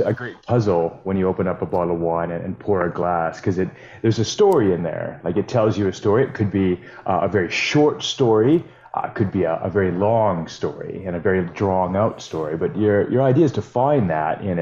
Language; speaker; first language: English; native; English